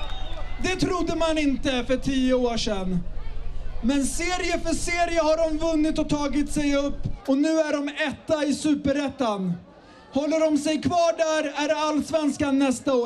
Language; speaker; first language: Swedish; early bilingual, other home language; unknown